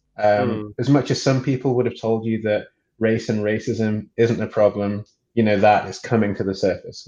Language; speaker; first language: English; native; English